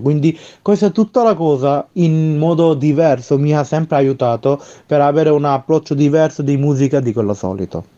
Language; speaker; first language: Italian; non-native, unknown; Bangla